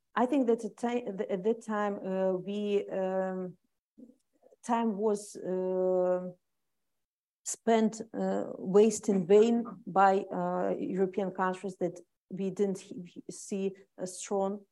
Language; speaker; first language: English; non-native, fluent; Russian